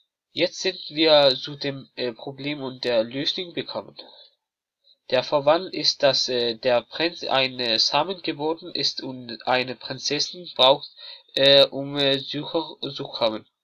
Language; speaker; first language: German; non-native, learner; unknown